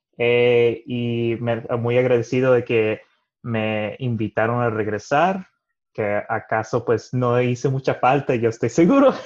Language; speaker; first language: Spanish; early bilingual, heritage; Spanish